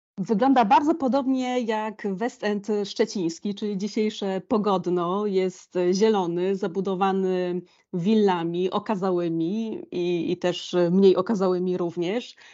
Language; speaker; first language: Polish; native; Polish